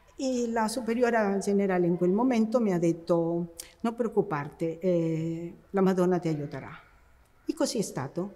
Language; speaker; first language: Italian; non-native, fluent; Spanish